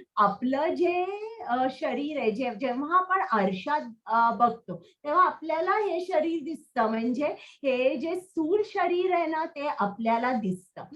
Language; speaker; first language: Marathi; native; Marathi